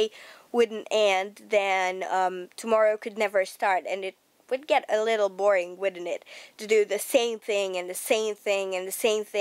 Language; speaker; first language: English; non-native, fluent; Romanian